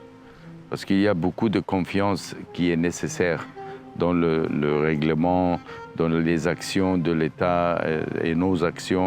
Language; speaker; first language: French; non-native, fluent; Arabic